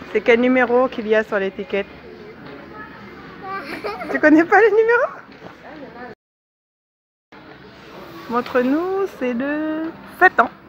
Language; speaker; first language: French; native; French